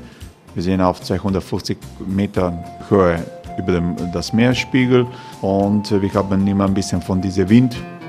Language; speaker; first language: German; non-native, fluent; Croatian